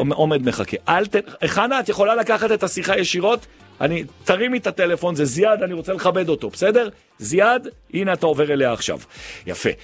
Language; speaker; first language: Hebrew; native; Hebrew